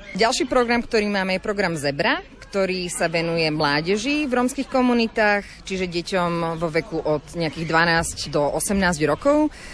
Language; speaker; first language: Slovak; native; Slovak